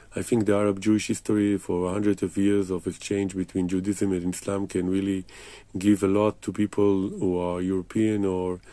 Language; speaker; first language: English; non-native, fluent; Hebrew